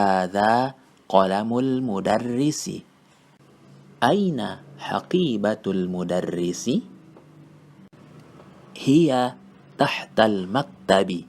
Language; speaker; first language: Arabic; non-native, fluent; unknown